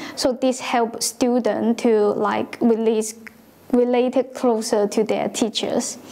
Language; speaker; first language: English; non-native, local second language; Cantonese